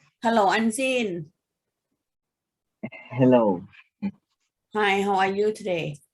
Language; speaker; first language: English; non-native, fluent; Thai